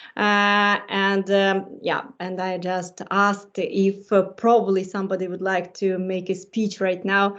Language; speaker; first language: English; non-native, fluent; Ukrainian